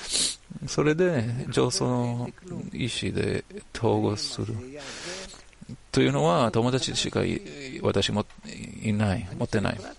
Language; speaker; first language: Japanese; non-native, learner; Hebrew